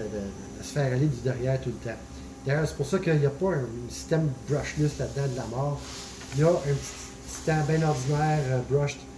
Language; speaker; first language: French; native; French